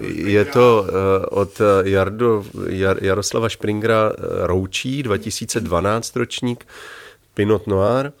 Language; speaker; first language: Czech; native; Czech